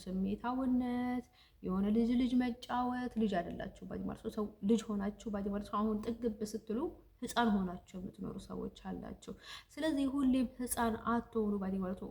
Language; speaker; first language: Amharic; early bilingual, heritage; Amharic